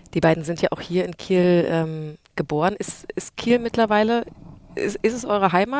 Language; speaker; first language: German; native; German